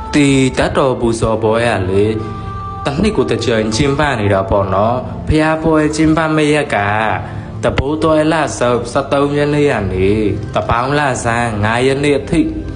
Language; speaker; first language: Burmese; non-native, local second language; Mon